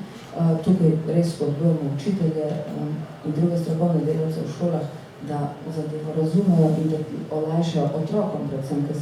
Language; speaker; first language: Slovenian; native; Slovenian